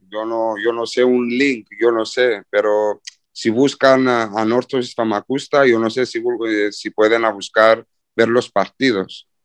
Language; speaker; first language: Spanish; early bilingual, heritage; Spanish